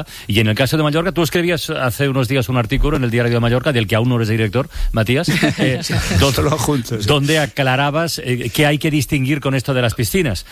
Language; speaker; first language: Spanish; native; Spanish